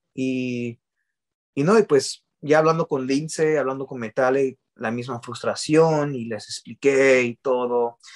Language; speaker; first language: Spanish; early bilingual, heritage; Spanish